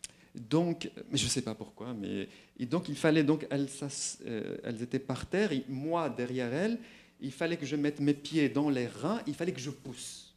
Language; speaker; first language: French; non-native, local second language; Arabic